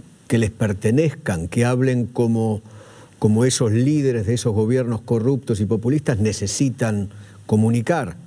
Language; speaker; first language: Spanish; native; Spanish